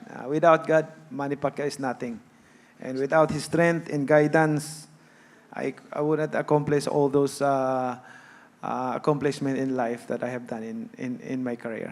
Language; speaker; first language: English; non-native, local second language; Cebuano